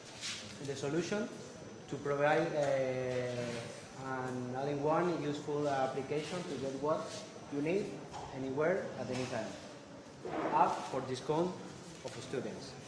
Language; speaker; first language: English; non-native, learner; Spanish